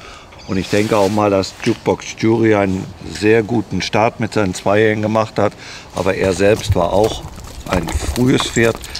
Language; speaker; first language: German; native; German